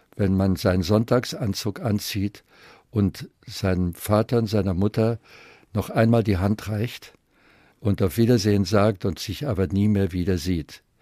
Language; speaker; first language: German; native; German